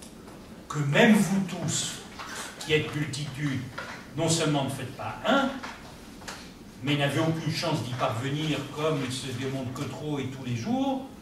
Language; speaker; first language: French; native; French